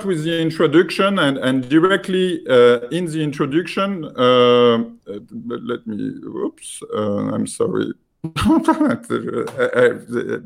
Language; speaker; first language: English; non-native, fluent; French